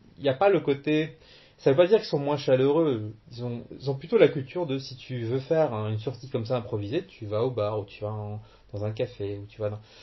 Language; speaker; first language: French; early bilingual, other home language; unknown